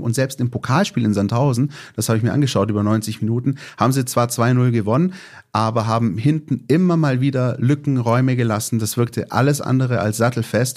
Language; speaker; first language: German; native; German